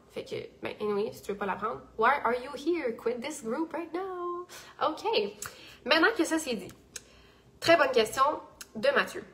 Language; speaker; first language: French; native; French